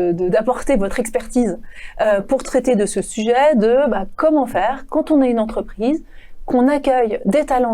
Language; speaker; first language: French; native; French